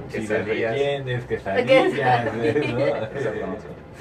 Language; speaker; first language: Spanish; native; Spanish